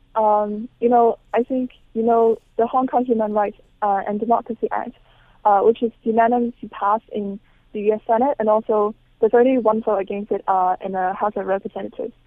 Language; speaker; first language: English; non-native, local second language; Cantonese